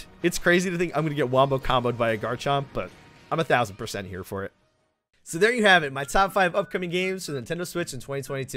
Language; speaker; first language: English; native; English